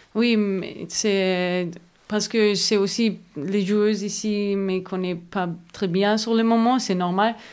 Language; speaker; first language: French; non-native, learner; German